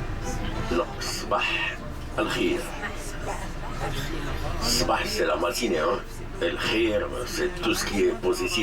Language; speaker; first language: French; non-native, local second language; Arabic